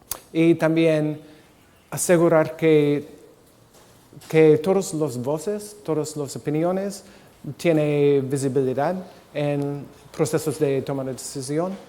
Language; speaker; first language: Spanish; non-native, fluent; English